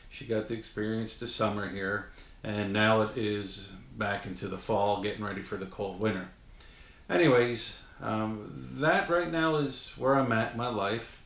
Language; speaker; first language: English; native; English